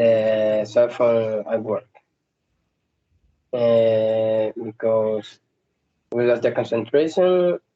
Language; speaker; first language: English; non-native, learner; Spanish